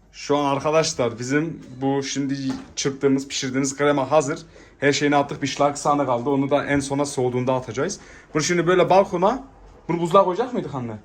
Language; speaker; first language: Turkish; early bilingual, heritage; Turkish